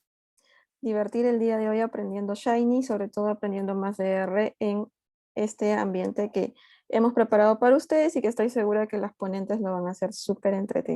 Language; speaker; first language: Spanish; native; Spanish